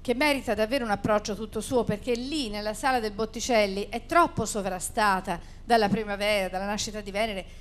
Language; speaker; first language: Italian; native; Italian